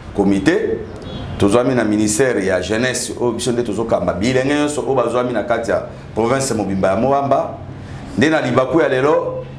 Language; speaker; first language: Lingala; native; Lingala